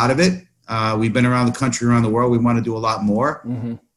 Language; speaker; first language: English; native; English